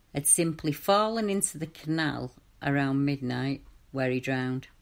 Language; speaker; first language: English; native; English